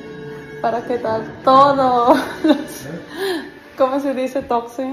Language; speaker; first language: Spanish; non-native, learner; Filipino